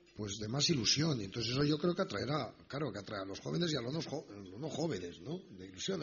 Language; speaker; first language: Spanish; native; Spanish